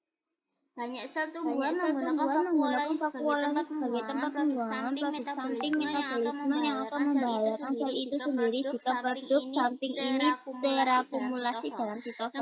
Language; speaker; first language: Indonesian; native; Indonesian